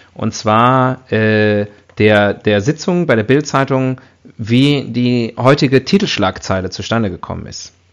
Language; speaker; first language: German; native; German